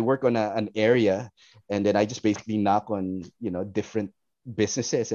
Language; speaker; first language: English; non-native, local second language; Filipino